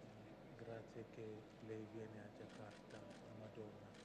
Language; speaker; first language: Italian; non-native, learner; Indonesian